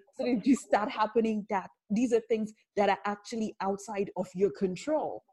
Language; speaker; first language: English; non-native, local second language; Yoruba